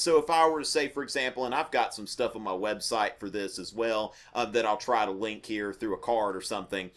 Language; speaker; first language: English; native; English